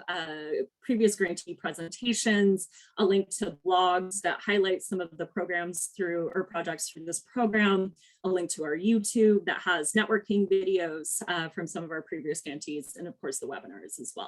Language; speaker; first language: English; native; English